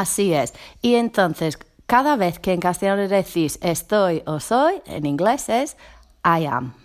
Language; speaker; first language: Spanish; non-native, fluent; English